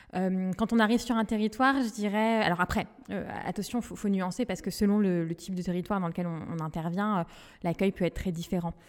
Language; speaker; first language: French; non-native, local second language; Malagasy